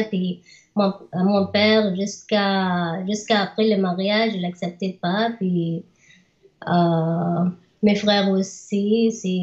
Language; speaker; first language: French; non-native, learner; Arabic